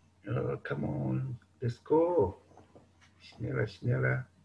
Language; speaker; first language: English; non-native, local second language; Bemba